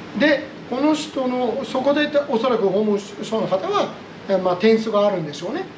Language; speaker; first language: Japanese; non-native, fluent; Persian